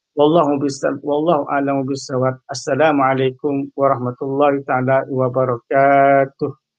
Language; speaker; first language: Malay; native; Malay